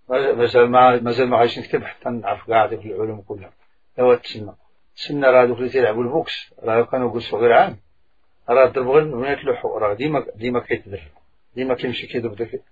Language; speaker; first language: Arabic; native; Arabic